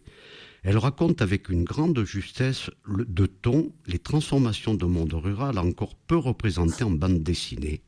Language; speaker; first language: French; native; French